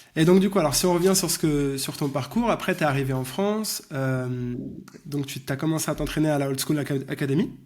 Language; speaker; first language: French; native; French